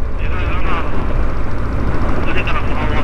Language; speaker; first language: Japanese; non-native, learner; Mongolian